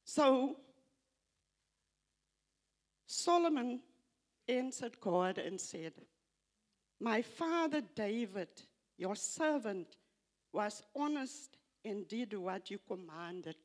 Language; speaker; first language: English; non-native, local second language; Afrikaans